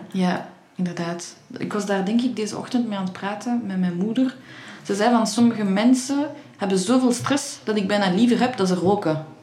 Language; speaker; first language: Dutch; early bilingual, other home language; Persian